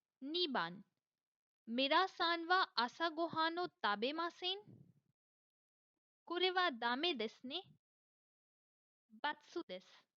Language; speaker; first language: Japanese; non-native, fluent; Hindi